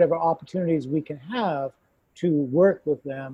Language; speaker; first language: English; native; English